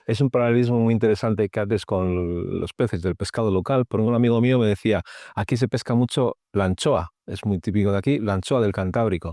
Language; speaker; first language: Spanish; native; Spanish